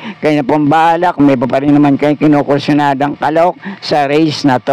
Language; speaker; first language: Filipino; native; Filipino